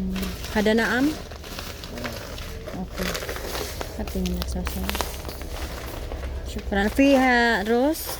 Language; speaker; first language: Arabic; non-native, learner; Filipino